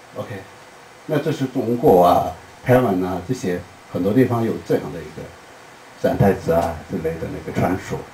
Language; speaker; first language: Chinese; non-native, local second language; Tibetan